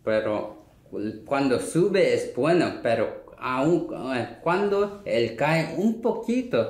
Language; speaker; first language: Spanish; non-native, learner; Korean